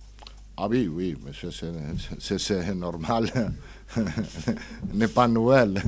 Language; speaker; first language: French; non-native, fluent; Italian